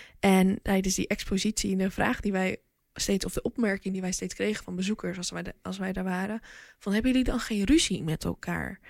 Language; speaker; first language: Dutch; early bilingual, other home language; Bosnian